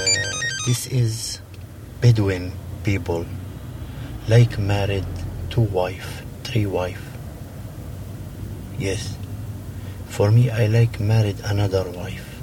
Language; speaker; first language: English; non-native, learner; Arabic